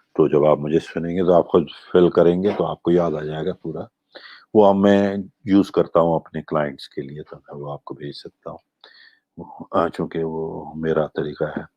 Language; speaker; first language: Urdu; non-native, local second language; Gujarati